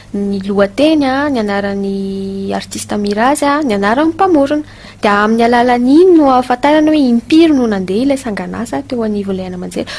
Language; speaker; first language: Malagasy; native; Malagasy